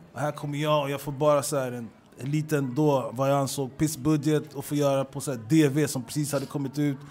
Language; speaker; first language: Swedish; early bilingual, other home language; Papiamento